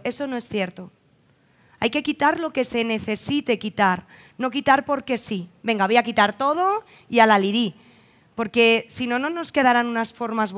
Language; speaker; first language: Spanish; native; Spanish